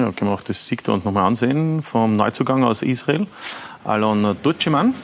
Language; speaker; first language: German; native; German